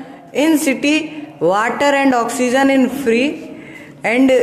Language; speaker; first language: English; non-native, local second language; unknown